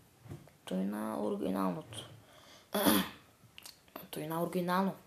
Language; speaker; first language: Bulgarian; non-native, local second language; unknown